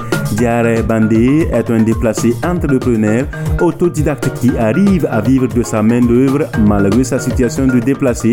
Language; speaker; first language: French; non-native, local second language; Mossi